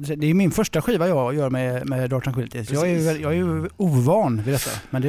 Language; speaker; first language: Swedish; native; Swedish